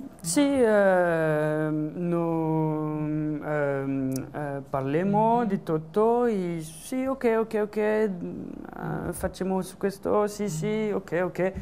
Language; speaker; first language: Italian; non-native, learner; French